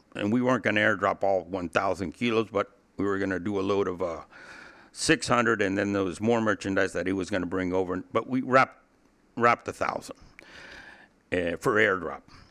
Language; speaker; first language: English; early bilingual, other home language; Spanish